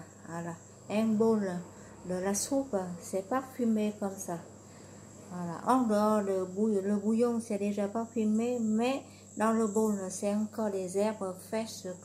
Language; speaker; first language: French; non-native, learner; Vietnamese